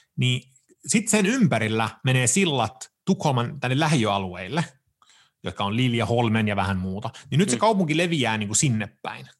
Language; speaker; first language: Finnish; early bilingual, heritage; Finnish